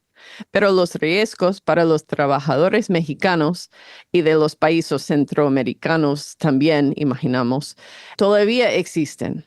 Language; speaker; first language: Spanish; non-native, fluent; English